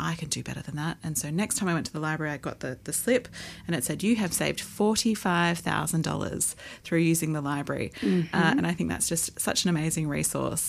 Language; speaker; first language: English; native; English